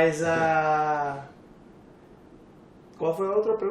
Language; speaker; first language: Portuguese; non-native, learner; English